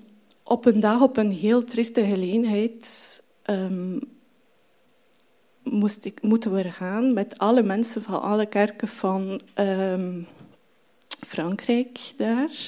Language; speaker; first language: Dutch; non-native, fluent; French